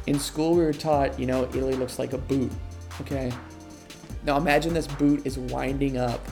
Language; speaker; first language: English; native; English